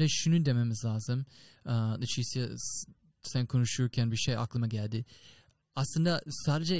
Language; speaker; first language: Turkish; non-native, fluent; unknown